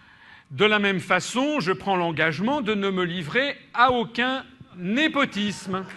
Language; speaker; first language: French; native; French